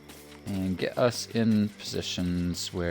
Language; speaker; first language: English; native; English